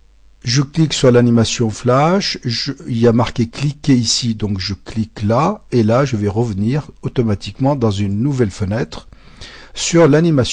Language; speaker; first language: French; native; French